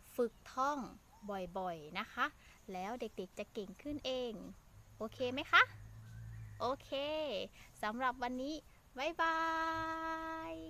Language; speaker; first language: Thai; native; Thai